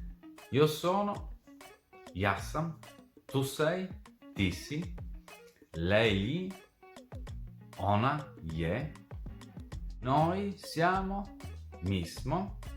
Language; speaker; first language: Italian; non-native, fluent; Serbian